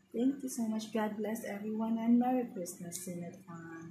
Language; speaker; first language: English; non-native, local second language; Filipino